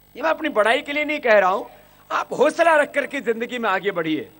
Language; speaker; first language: Hindi; native; Hindi